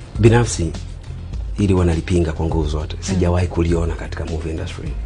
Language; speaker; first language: Swahili; native; Swahili